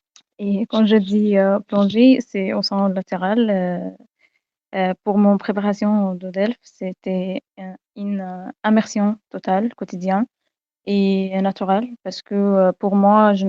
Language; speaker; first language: French; non-native, fluent; Arabic